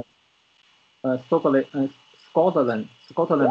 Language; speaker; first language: English; non-native, learner; Chinese